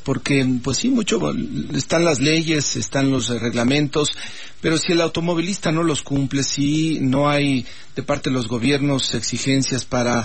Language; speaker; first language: Spanish; native; Spanish